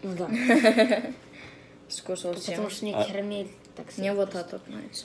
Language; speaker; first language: Russian; early bilingual, heritage; Russian